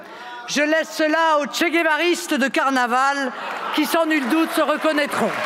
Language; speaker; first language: French; native; French